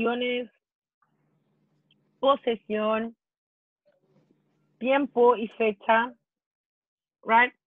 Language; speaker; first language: Spanish; non-native, fluent; English